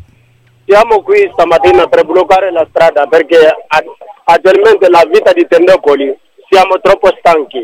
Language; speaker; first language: Italian; non-native, learner; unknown